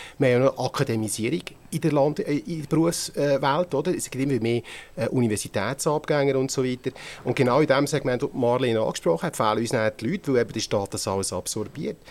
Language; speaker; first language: German; native; German